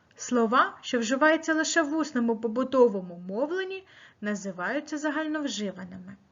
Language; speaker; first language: Ukrainian; native; Ukrainian